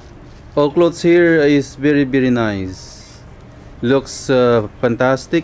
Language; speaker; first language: English; non-native, local second language; Filipino